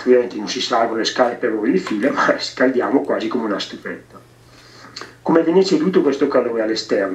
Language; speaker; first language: Italian; native; Italian